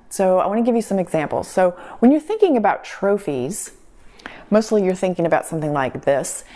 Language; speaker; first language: English; native; English